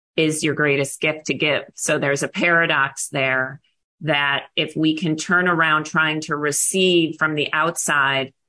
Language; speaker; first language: English; native; English